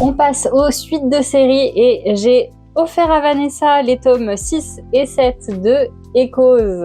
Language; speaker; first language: French; native; French